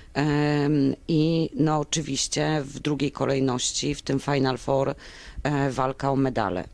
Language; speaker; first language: Polish; native; Polish